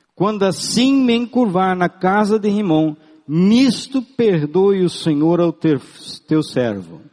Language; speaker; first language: Portuguese; non-native, local second language; German